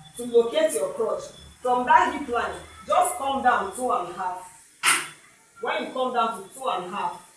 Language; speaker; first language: Nigerian Pidgin; native; Nigerian Pidgin